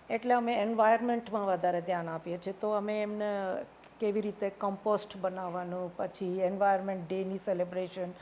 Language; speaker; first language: Gujarati; non-native, local second language; Tamil